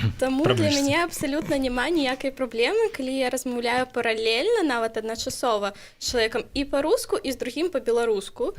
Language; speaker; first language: Belarusian; native; Belarusian